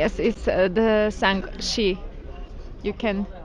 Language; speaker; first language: English; non-native, learner; Armenian